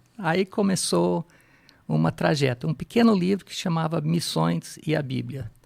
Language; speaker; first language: Portuguese; non-native, fluent; English